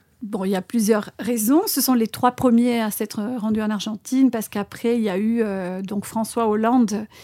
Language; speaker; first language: French; non-native, fluent; Spanish